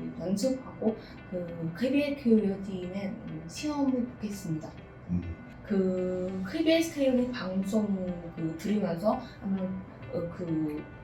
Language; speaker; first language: Korean; non-native, learner; Vietnamese